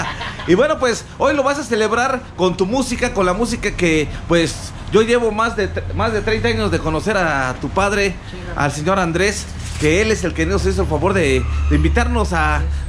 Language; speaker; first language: Spanish; native; Spanish